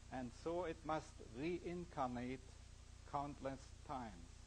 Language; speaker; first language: English; non-native, fluent; German